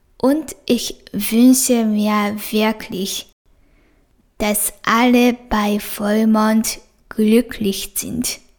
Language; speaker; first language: German; non-native, fluent; Japanese